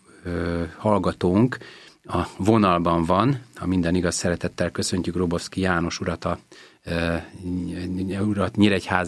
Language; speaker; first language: Hungarian; native; Hungarian